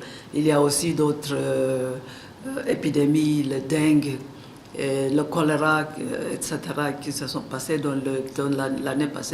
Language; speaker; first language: French; non-native, fluent; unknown